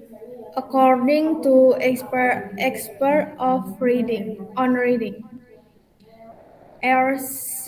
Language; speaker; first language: English; non-native, learner; Indonesian